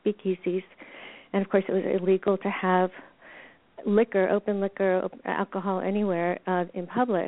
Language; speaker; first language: English; native; English